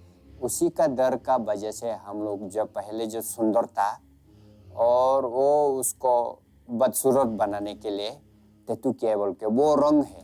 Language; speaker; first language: Hindi; non-native, local second language; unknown